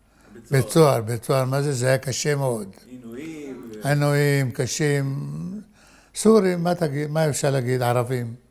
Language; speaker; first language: Hebrew; non-native, fluent; Arabic